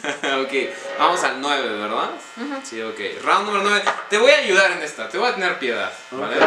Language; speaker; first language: Spanish; native; Spanish